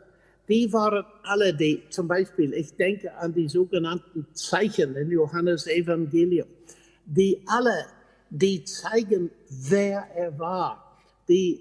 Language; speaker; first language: German; non-native, fluent; English